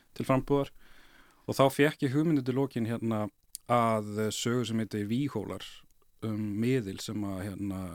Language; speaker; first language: Icelandic; native; Icelandic